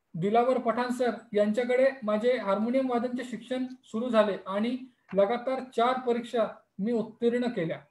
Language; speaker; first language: Marathi; non-native, local second language; Hindi